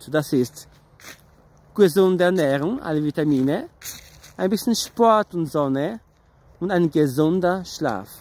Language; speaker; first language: German; non-native, fluent; Portuguese